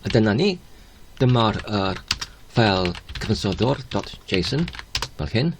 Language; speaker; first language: Welsh; non-native, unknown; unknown